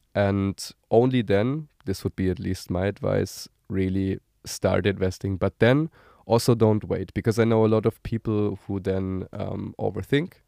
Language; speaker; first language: English; non-native, fluent; German